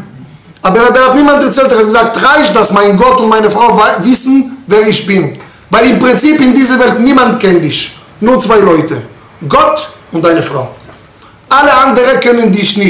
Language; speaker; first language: German; non-native, fluent; Hebrew